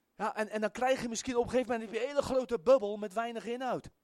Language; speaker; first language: Dutch; non-native, fluent; Afrikaans